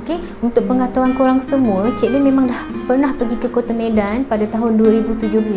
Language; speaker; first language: Malay; native; Malay